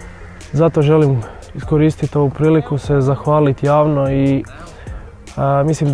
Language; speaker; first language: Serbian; non-native, fluent; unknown